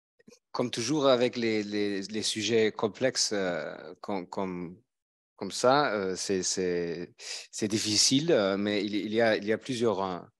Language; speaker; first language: French; non-native, fluent; German